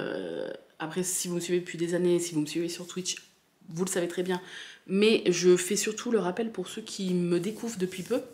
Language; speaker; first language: French; native; French